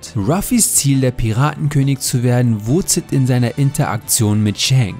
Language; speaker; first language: German; native; German